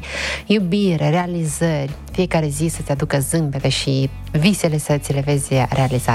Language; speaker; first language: Romanian; native; Romanian